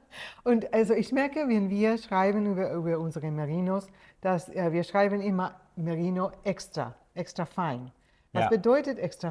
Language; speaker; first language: German; non-native, fluent; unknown